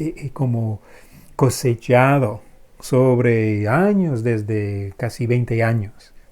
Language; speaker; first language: Spanish; non-native, fluent; English